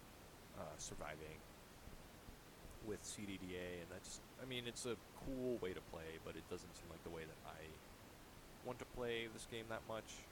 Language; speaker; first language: English; native; English